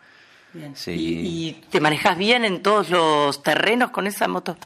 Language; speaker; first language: Spanish; native; Spanish